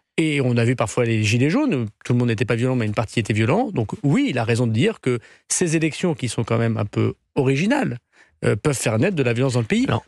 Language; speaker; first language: French; native; French